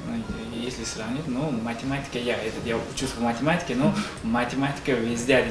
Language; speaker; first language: Russian; non-native, learner; Uzbek